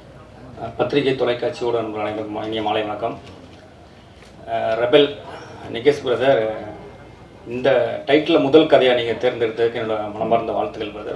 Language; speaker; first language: Tamil; native; Tamil